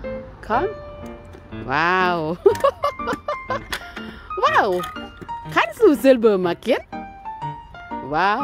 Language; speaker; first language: German; non-native, learner; Thai